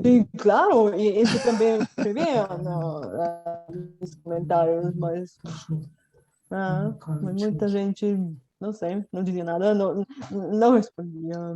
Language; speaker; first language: Portuguese; non-native, fluent; Bulgarian